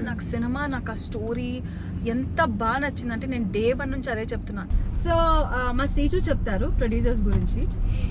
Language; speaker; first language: Telugu; native; Telugu